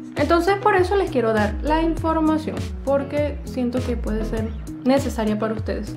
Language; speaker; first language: Spanish; native; Spanish